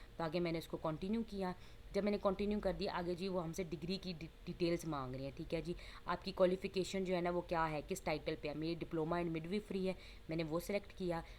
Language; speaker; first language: Hindi; non-native, local second language; Punjabi